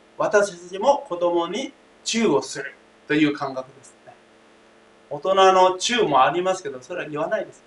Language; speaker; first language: Japanese; non-native, fluent; Thai